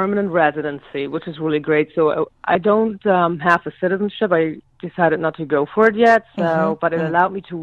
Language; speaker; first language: English; non-native, fluent; German